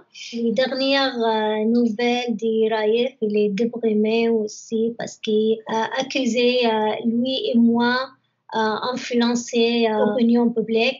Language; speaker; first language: French; non-native, learner; Arabic